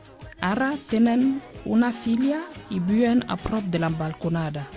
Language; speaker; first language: Catalan; non-native, fluent; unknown